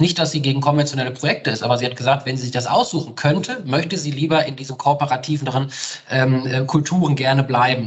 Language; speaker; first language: German; native; German